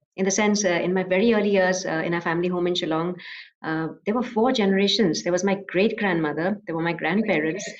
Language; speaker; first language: English; non-native, local second language; Assamese